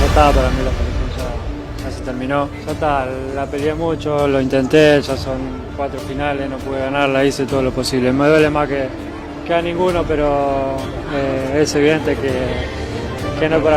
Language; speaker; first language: Spanish; native; Spanish